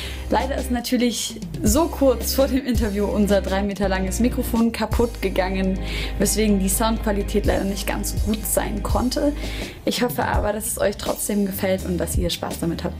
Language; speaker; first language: German; native; German